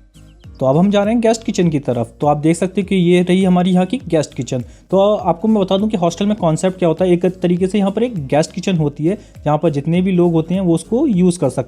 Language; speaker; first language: Hindi; native; Hindi